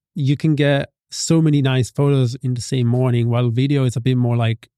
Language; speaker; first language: English; non-native, fluent; Italian